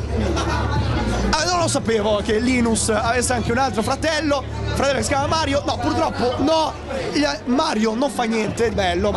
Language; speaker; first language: Italian; native; Italian